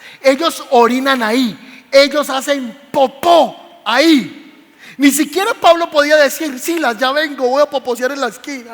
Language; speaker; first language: Spanish; native; Spanish